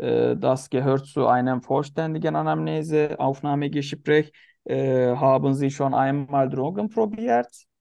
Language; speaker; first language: German; non-native, learner; Turkish